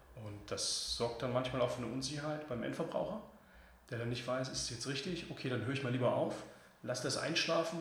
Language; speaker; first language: German; native; German